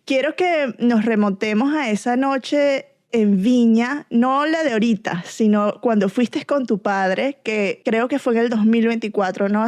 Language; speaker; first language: Spanish; native; Spanish